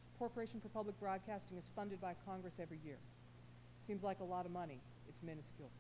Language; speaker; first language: English; native; English